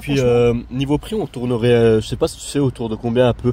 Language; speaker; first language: French; native; French